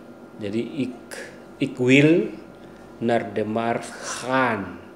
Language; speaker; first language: Dutch; non-native, fluent; Indonesian